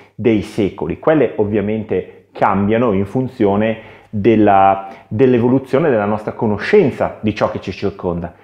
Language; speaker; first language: Italian; native; Italian